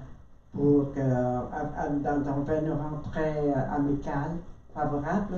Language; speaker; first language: French; non-native, learner; Vietnamese